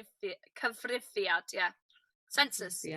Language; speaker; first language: Welsh; non-native, learner; English